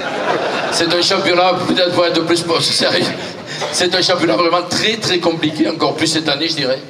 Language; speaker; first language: French; native; French